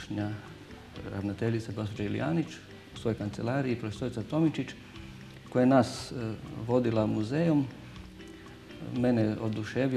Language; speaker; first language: Croatian; native; Croatian